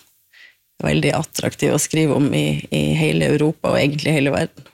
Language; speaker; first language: Norwegian; native; Norwegian